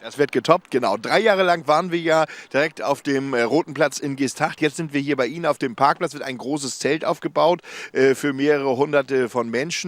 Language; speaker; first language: German; native; German